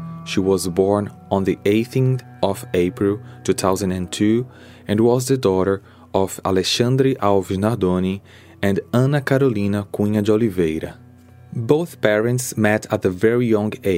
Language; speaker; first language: English; non-native, fluent; Portuguese